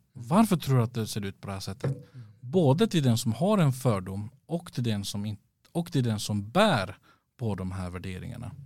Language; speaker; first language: Swedish; early bilingual, other home language; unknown